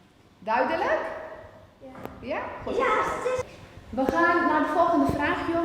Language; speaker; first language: Dutch; non-native, fluent; Urdu